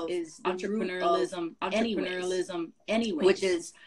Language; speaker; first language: English; native; English